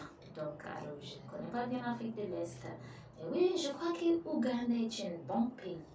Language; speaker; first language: French; non-native, fluent; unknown